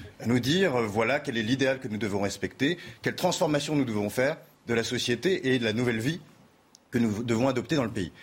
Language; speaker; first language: French; native; French